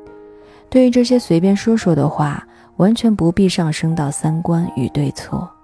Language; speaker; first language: Chinese; native; Chinese